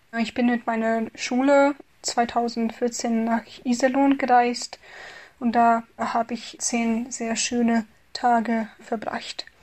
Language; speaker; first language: German; non-native, fluent; Hungarian